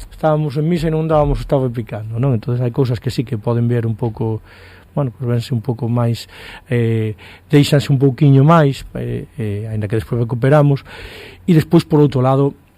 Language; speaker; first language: Galician; native; Galician